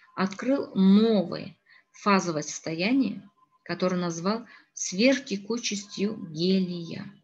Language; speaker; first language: Russian; non-native, local second language; Kazakh